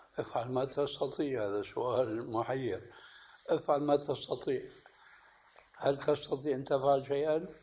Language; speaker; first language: Arabic; early bilingual, other home language; Albanian